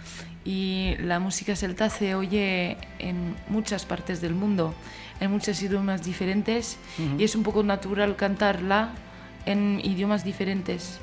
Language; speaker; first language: Spanish; non-native, fluent; French